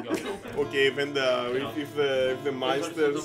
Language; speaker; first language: German; non-native, learner; Greek